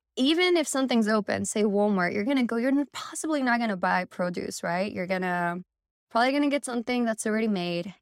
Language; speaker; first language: English; early bilingual, other home language; Spanish